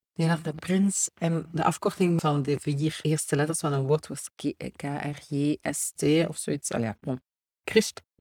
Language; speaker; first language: Dutch; native; Dutch